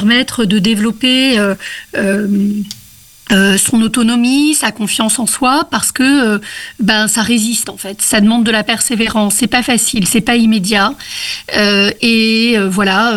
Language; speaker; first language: French; native; French